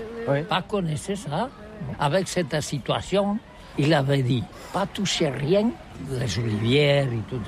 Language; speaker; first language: French; non-native, learner; Catalan